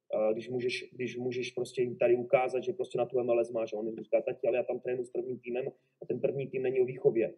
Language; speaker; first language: Czech; native; Czech